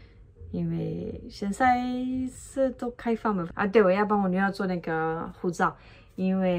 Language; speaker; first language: Chinese; non-native, fluent; French